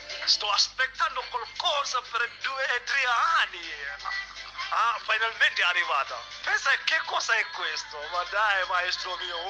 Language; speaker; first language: Italian; non-native, learner; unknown